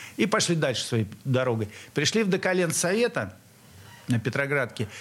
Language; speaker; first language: Russian; native; Russian